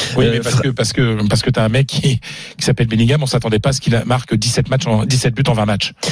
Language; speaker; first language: French; native; French